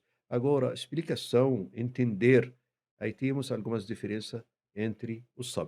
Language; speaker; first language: Portuguese; non-native, fluent; Arabic